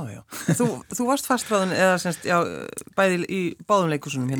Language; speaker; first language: Icelandic; native; Icelandic